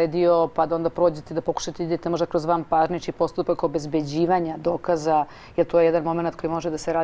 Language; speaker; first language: Croatian; native; Croatian